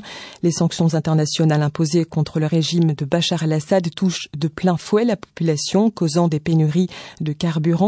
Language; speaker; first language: French; native; French